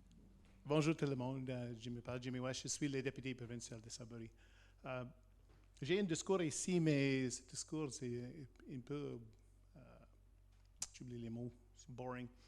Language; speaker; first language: French; non-native, learner; English